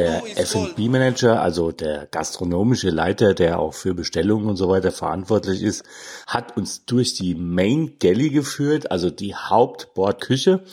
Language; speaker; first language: German; native; German